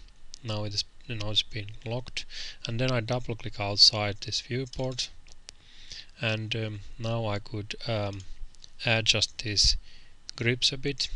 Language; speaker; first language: English; non-native, fluent; Finnish